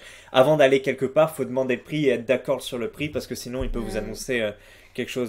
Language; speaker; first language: French; native; French